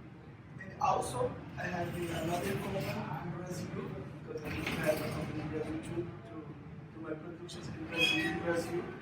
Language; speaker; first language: English; non-native, fluent; Portuguese